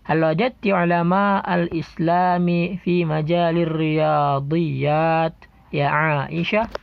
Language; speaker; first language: Arabic; non-native, fluent; Indonesian